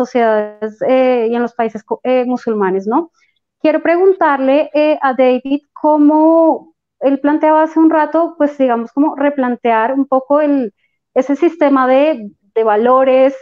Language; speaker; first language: Spanish; native; Spanish